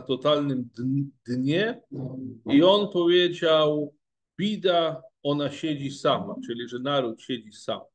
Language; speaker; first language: Polish; non-native, fluent; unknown